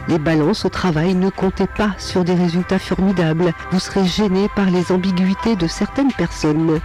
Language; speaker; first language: French; native; French